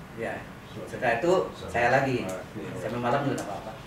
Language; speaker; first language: Indonesian; native; Indonesian